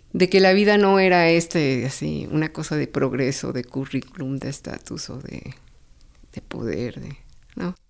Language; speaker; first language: Spanish; native; Spanish